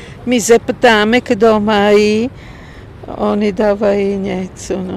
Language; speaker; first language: Czech; non-native, learner; Italian